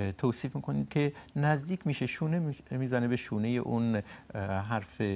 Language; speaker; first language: Persian; native; Persian